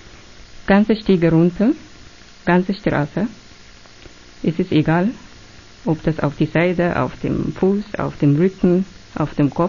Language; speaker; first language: German; non-native, learner; Arabic